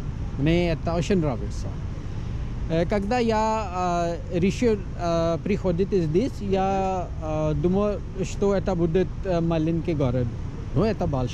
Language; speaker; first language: Russian; non-native, learner; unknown